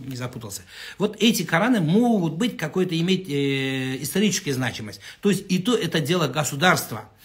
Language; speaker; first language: Russian; non-native, local second language; Kazakh